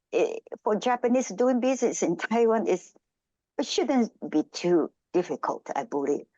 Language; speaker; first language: English; non-native, fluent; Japanese